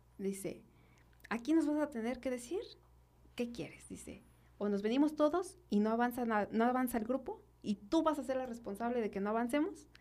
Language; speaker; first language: Spanish; native; Spanish